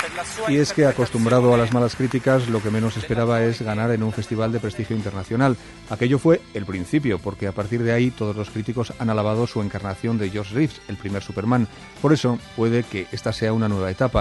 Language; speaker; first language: Spanish; native; Spanish